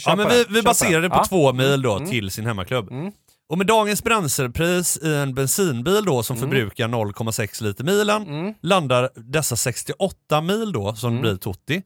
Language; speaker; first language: Swedish; native; Swedish